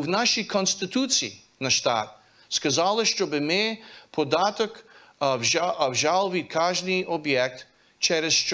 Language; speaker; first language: Ukrainian; early bilingual, heritage; Ukrainian